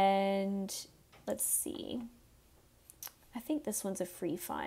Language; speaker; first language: English; native; English